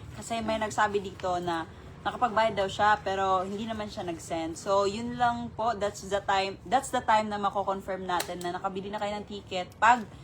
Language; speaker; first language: Filipino; non-native, local second language; Cebuano